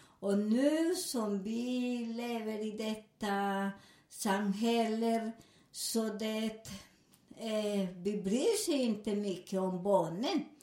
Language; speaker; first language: Swedish; non-native, learner; Spanish